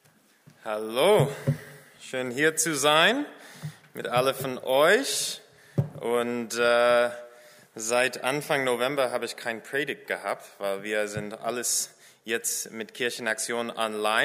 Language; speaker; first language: German; non-native, fluent; English